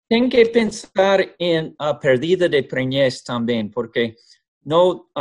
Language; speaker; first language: Portuguese; non-native, learner; Spanish